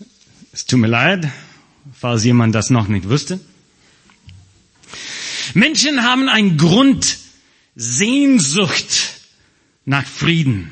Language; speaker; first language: German; non-native, fluent; English